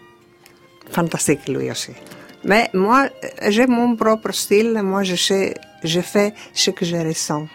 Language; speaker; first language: French; non-native, fluent; Greek